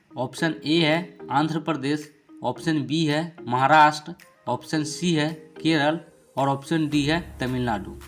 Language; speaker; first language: Hindi; native; Hindi